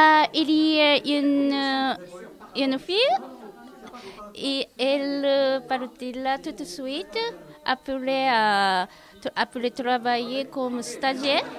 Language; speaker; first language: French; non-native, learner; Japanese